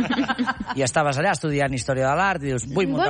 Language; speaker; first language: Catalan; native; Catalan